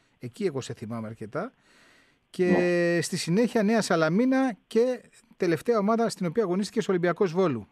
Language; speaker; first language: Greek; native; Greek